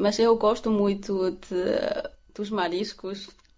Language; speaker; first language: Portuguese; non-native, learner; Chinese